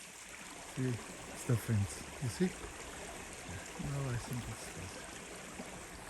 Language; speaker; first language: English; non-native, learner; Portuguese